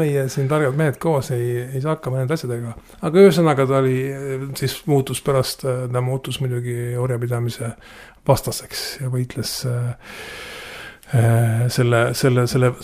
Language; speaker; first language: Estonian; native; Estonian